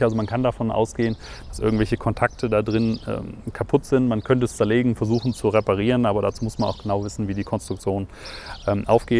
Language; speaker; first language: German; native; German